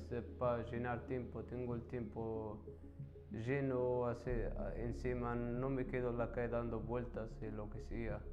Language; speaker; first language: Spanish; non-native, learner; Arabic